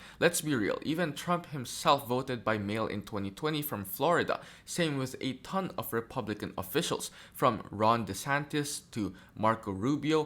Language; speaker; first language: English; native; English